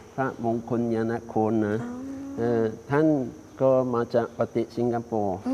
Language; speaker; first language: Thai; non-native, fluent; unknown